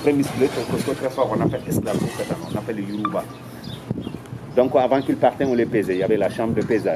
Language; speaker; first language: French; non-native, local second language; Wolof